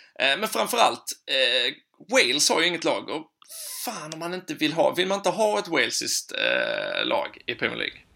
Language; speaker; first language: Swedish; native; Swedish